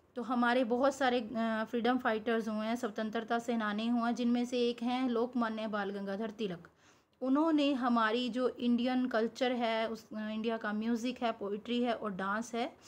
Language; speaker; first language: Hindi; non-native, local second language; Punjabi